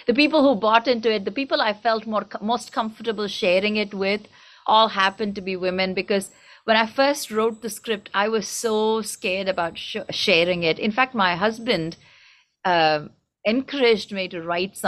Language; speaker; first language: English; non-native, local second language; Tamil